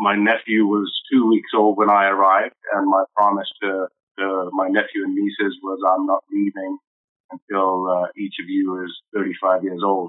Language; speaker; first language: English; native; English